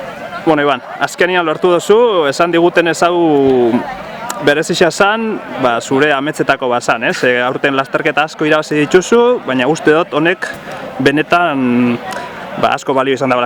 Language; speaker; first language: Basque; native; Basque